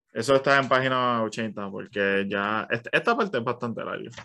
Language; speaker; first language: Spanish; early bilingual, other home language; English